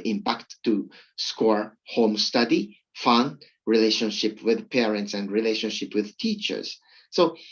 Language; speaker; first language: English; non-native, learner; Japanese